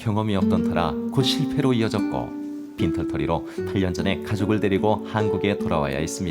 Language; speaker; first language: Korean; native; Korean